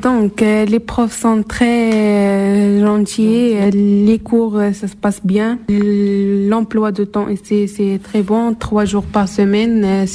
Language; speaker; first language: French; non-native, learner; Arabic